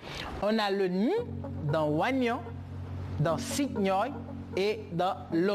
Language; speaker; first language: French; non-native, fluent; Spanish